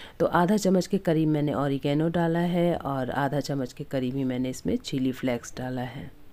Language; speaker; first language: Hindi; native; Hindi